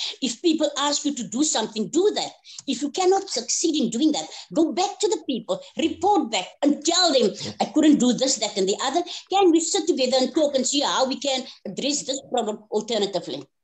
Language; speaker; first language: English; non-native, local second language; Afrikaans